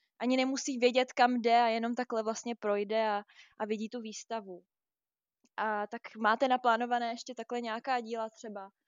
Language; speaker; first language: Czech; native; Czech